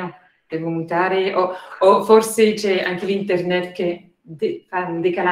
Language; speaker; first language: Italian; non-native, fluent; French